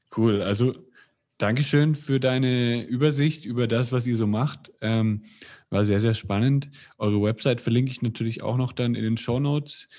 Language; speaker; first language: German; native; German